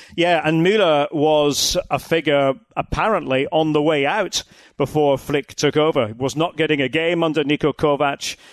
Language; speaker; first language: English; native; English